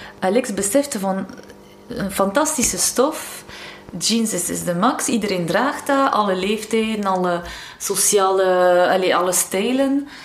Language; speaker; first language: Dutch; non-native, local second language; French